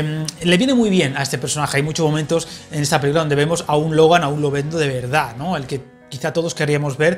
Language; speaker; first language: Spanish; native; Spanish